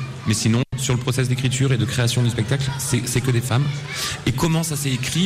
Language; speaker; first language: French; native; French